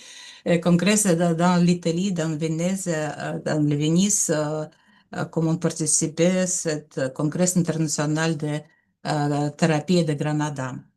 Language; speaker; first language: French; non-native, learner; Russian